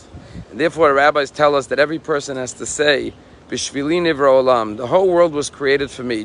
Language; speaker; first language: English; native; English